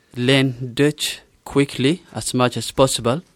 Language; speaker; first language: German; non-native, learner; Somali